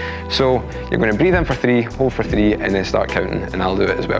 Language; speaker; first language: English; native; English